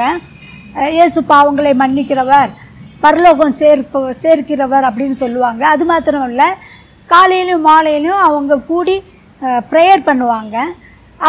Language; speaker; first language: Tamil; non-native, local second language; Urdu